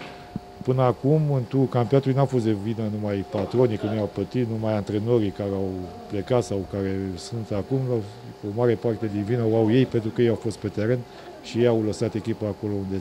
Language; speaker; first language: Romanian; native; Romanian